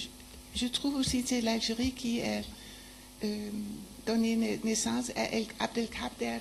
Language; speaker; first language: French; non-native, fluent; Danish